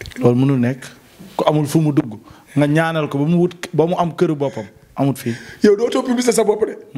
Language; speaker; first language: Wolof; native; Wolof